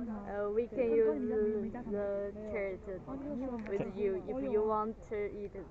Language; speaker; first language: English; non-native, learner; Chinese